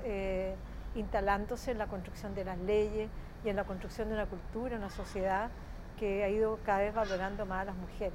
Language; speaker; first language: Spanish; native; Spanish